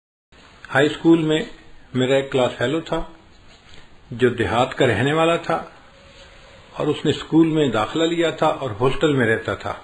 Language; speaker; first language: Urdu; native; Urdu